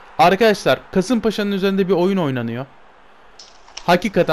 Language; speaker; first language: Turkish; native; Turkish